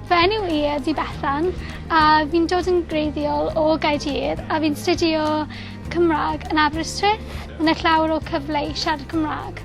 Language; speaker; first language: Welsh; non-native, local second language; English